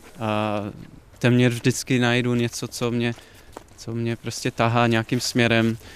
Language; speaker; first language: Czech; non-native, fluent; English